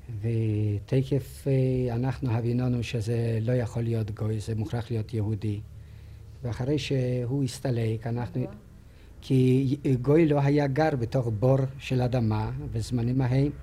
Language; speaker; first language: Hebrew; non-native, fluent; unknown